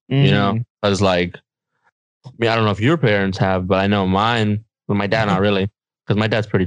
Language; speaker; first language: English; non-native, fluent; Spanish